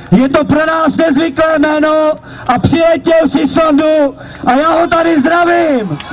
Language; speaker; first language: Czech; native; Czech